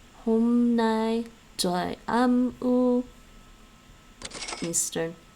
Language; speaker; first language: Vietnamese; non-native, learner; English